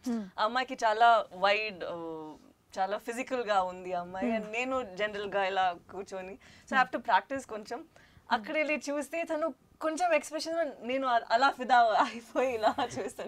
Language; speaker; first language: Telugu; non-native, learner; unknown